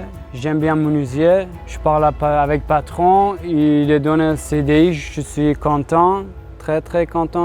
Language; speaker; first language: French; non-native, learner; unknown